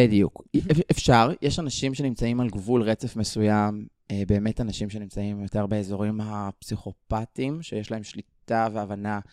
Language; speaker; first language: Hebrew; native; Hebrew